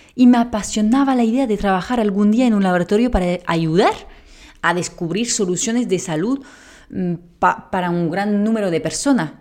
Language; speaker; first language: Spanish; non-native, fluent; French